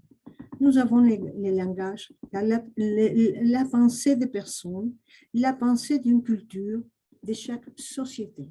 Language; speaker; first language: French; non-native, fluent; Spanish